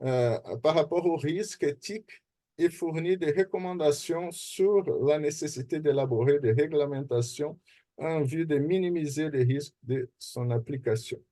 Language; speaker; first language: French; non-native, fluent; Portuguese